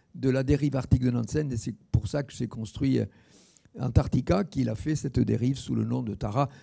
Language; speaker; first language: French; native; French